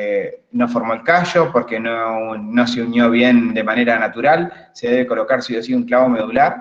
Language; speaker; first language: Spanish; native; Spanish